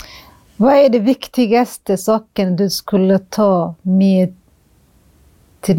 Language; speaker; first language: Swedish; non-native, fluent; Somali